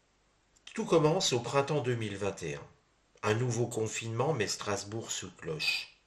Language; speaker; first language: French; native; French